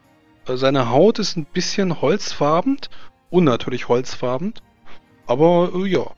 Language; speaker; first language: German; native; German